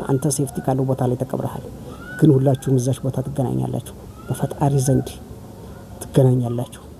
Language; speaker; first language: Amharic; native; Amharic